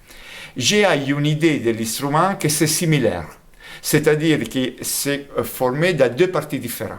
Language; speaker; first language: French; non-native, fluent; Italian